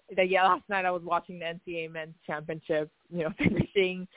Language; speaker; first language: English; non-native, fluent; Chinese